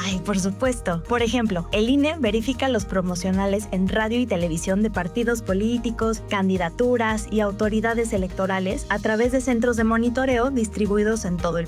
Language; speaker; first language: Spanish; native; Spanish